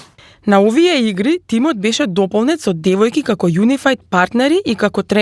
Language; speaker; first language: Macedonian; native; Macedonian